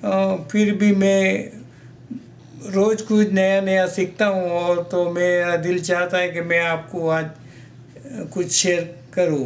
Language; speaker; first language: Hindi; non-native, local second language; Gujarati